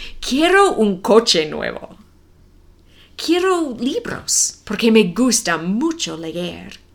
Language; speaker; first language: Spanish; non-native, fluent; English